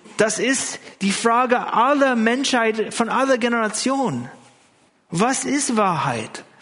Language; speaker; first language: German; non-native, fluent; English